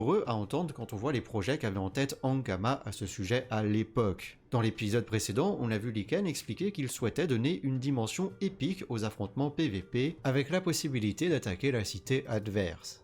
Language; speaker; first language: French; native; French